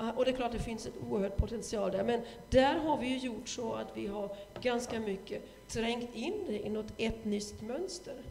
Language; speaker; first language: Swedish; non-native, fluent; German